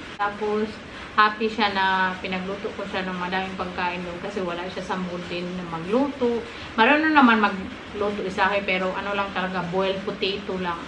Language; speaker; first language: Filipino; non-native, local second language; Cebuano